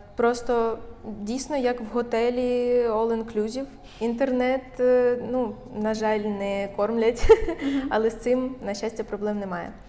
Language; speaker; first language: Ukrainian; native; Ukrainian